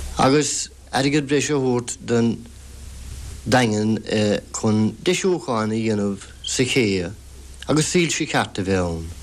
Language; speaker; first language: Irish; native; Irish